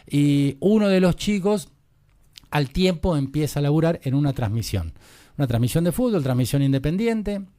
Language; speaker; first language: Spanish; native; Spanish